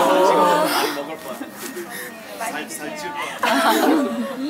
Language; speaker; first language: Korean; early bilingual, heritage; English